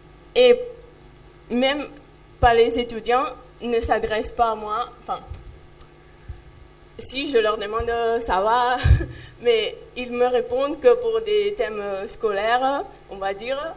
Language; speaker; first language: French; non-native, fluent; Catalan